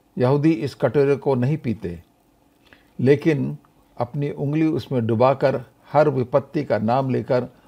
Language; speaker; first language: Hindi; native; Hindi